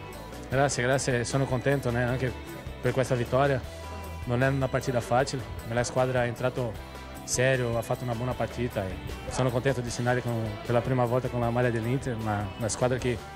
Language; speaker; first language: Italian; non-native, fluent; Portuguese